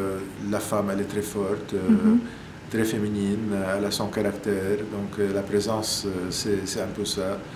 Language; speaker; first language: French; non-native, local second language; Arabic